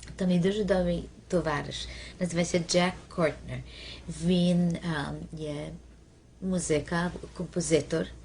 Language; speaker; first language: Ukrainian; early bilingual, heritage; Ukrainian